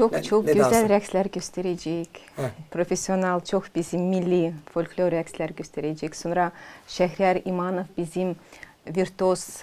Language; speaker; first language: Turkish; non-native, learner; Azerbaijani